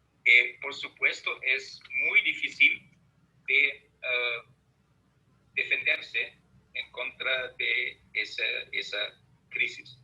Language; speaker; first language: Spanish; non-native, fluent; German